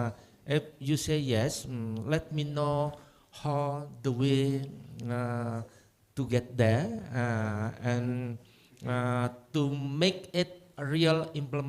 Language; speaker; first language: English; non-native, learner; Indonesian